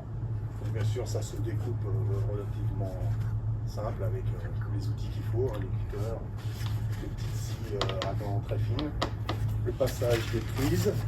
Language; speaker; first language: French; native; French